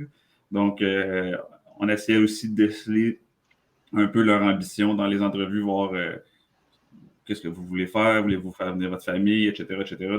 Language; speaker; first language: French; native; French